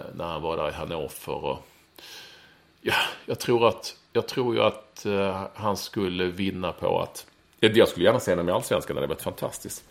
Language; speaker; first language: Swedish; native; Swedish